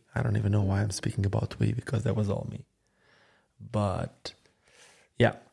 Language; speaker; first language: English; non-native, fluent; Croatian